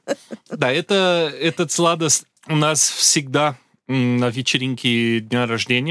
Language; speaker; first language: Russian; non-native, learner; Portuguese